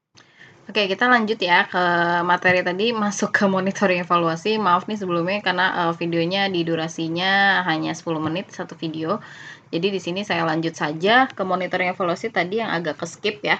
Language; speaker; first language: Indonesian; native; Indonesian